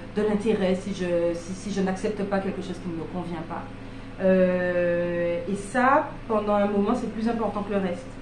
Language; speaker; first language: French; native; French